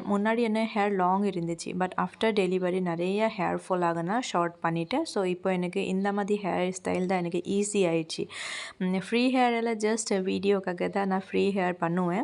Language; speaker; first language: Tamil; non-native, learner; Assamese